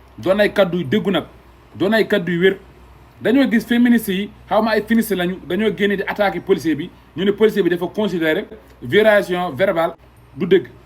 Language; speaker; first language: Wolof; non-native, local second language; Fula